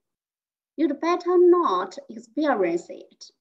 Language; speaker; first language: English; non-native, fluent; Chinese